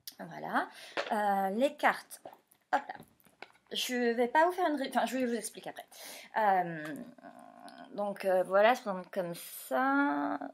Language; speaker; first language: French; native; French